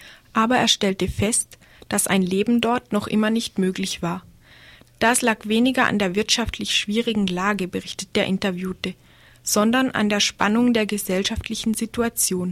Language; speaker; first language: German; native; German